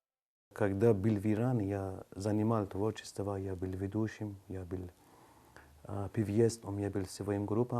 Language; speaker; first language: Russian; non-native, learner; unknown